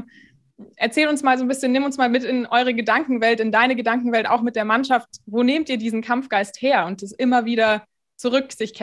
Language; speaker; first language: German; native; German